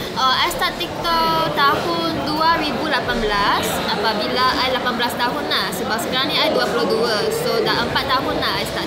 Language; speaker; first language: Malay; non-native, local second language; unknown